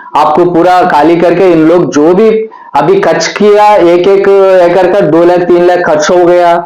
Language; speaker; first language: Hindi; non-native, local second language; Telugu